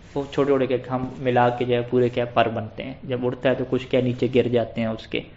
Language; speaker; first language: Urdu; non-native, local second language; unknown